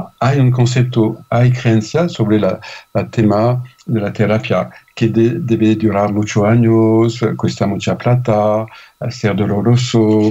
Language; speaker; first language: Spanish; non-native, fluent; French